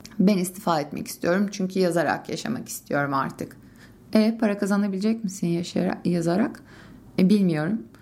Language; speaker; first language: Turkish; native; Turkish